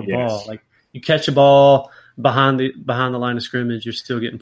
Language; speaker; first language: English; native; English